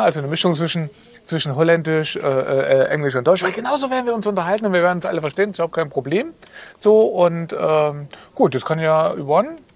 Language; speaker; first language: German; native; German